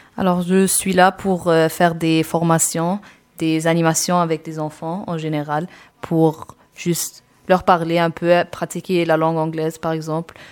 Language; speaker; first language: French; non-native, fluent; Arabic